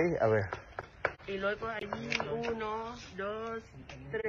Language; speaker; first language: Spanish; non-native, learner; Thai